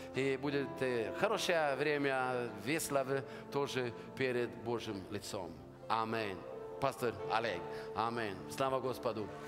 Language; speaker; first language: Russian; non-native, learner; Norwegian